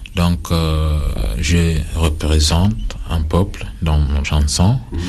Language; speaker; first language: French; non-native, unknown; Acoli